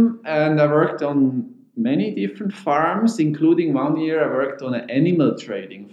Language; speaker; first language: English; non-native, fluent; Swiss German